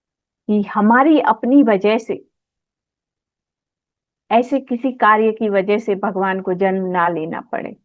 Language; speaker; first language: Hindi; native; Hindi